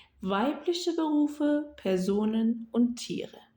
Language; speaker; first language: German; non-native, fluent; Turkish